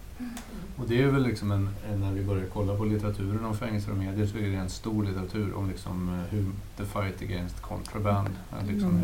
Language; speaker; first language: Swedish; native; Swedish